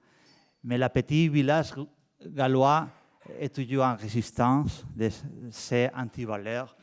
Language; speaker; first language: French; non-native, learner; Spanish